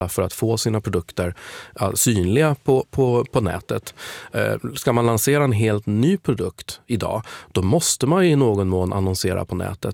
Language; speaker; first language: Swedish; native; Swedish